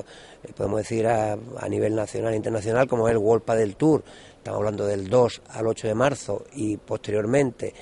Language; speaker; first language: Spanish; native; Spanish